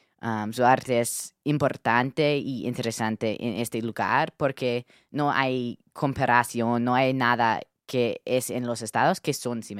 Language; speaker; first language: Spanish; non-native, learner; English